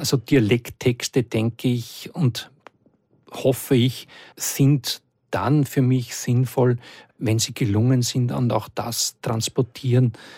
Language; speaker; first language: German; native; German